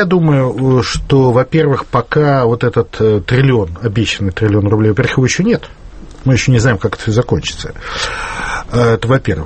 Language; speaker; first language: Russian; native; Russian